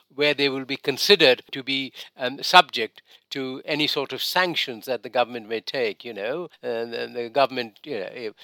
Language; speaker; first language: English; non-native, local second language; Bangla